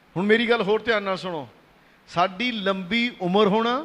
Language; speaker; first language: Hindi; non-native, local second language; Punjabi